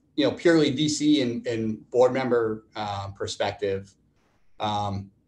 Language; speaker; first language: English; native; English